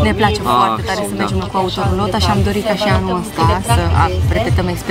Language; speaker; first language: Romanian; native; Romanian